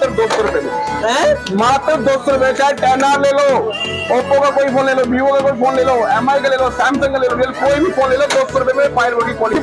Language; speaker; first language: Hindi; native; Hindi